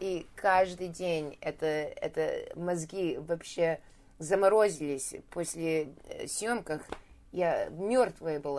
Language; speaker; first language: Russian; early bilingual, heritage; Russian